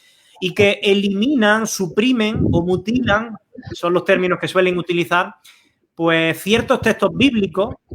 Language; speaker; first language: Spanish; native; Spanish